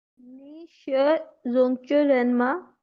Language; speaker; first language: Chinese; non-native, learner; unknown